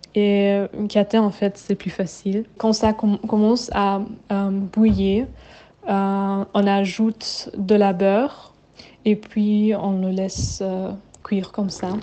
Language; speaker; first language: French; non-native, fluent; German